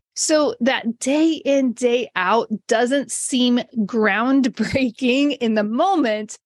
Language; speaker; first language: English; native; English